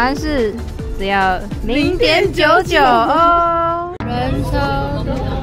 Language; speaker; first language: Chinese; native; Chinese